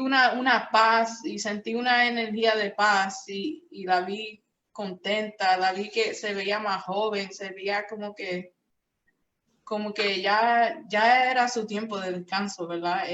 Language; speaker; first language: Spanish; early bilingual, heritage; Spanish